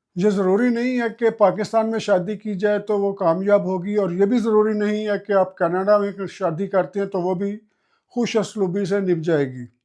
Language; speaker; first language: Urdu; non-native, local second language; Punjabi